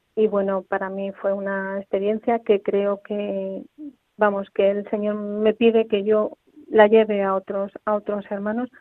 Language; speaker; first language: Spanish; native; Spanish